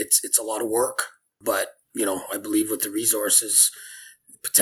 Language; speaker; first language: English; native; English